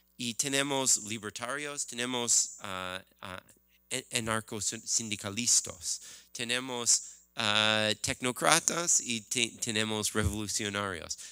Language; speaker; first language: Spanish; non-native, learner; English